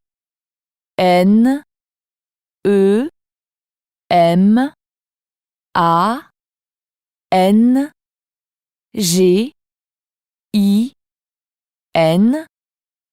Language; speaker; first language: French; native; French